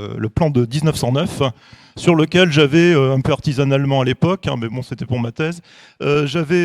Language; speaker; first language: French; native; French